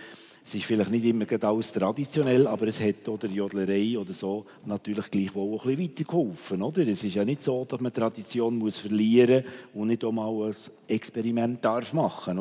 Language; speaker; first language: German; native; German